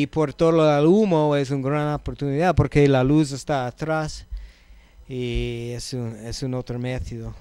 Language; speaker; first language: Spanish; non-native, learner; English